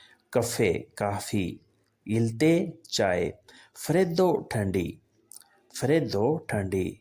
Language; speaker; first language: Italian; non-native, learner; Urdu